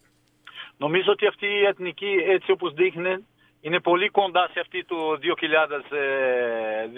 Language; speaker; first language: Greek; non-native, fluent; Portuguese